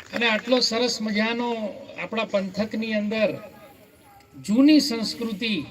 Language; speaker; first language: Gujarati; native; Gujarati